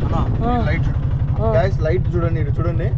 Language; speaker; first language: Telugu; native; Telugu